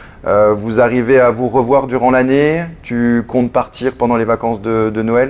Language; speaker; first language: French; native; French